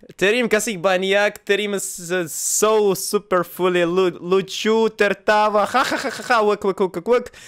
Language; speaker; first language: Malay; non-native, learner; Russian